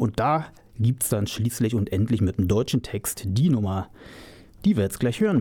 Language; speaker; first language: German; native; German